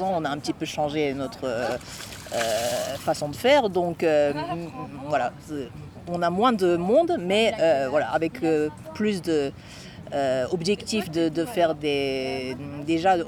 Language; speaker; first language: French; non-native, fluent; Japanese